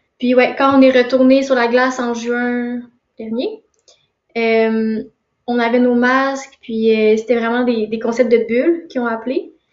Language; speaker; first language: French; native; French